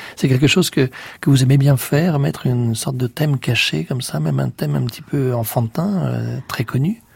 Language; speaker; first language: French; native; French